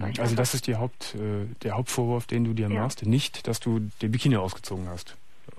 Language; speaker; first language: German; native; German